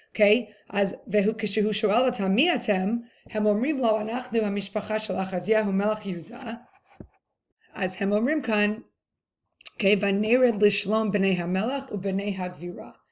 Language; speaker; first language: Hebrew; non-native, fluent; English